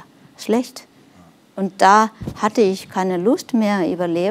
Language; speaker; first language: German; non-native, fluent; Nepali